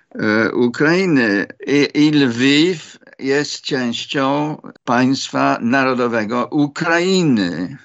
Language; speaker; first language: Polish; non-native, fluent; English